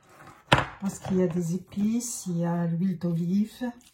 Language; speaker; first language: French; non-native, local second language; Arabic